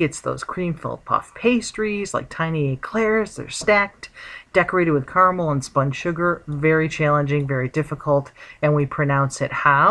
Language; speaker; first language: English; native; English